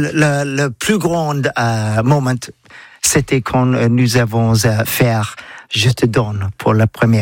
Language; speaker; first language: French; non-native, learner; English